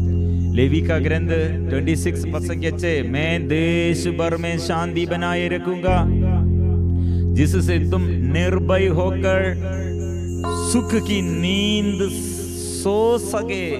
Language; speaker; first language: Hindi; non-native, local second language; Malayalam